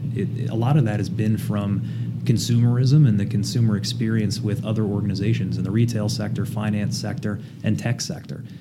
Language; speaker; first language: English; native; English